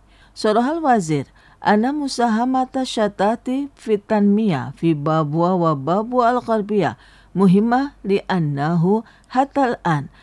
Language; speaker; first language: Arabic; non-native, fluent; Indonesian